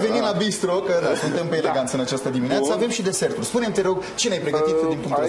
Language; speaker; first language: Romanian; native; Romanian